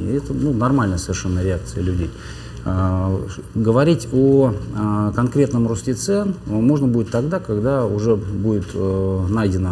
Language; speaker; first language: Russian; native; Russian